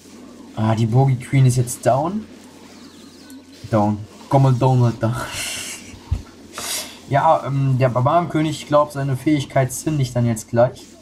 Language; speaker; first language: German; native; German